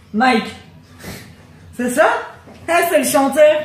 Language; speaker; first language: French; native; French